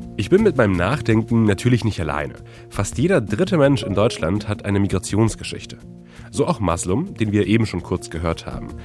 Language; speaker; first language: German; early bilingual, other home language; Polish